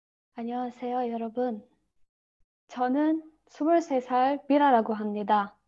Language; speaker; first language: Korean; non-native, learner; Arabic